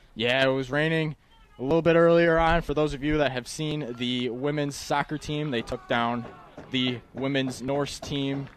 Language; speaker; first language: English; native; English